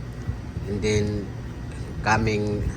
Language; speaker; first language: English; non-native, learner; Filipino